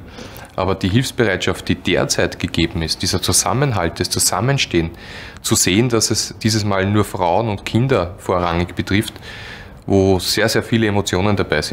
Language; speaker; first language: German; native; German